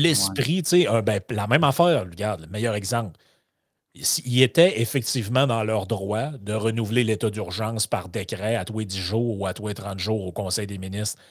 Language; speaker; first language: French; native; French